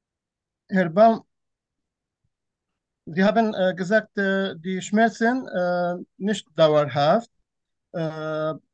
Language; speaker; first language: German; non-native, fluent; Turkish